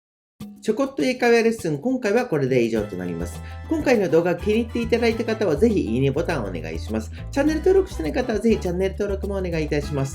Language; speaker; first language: Japanese; native; Japanese